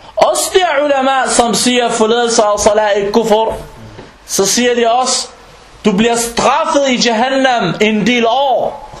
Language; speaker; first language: Danish; non-native, fluent; Arabic